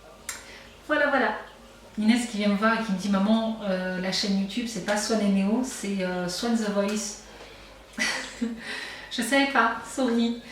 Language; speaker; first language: French; native; French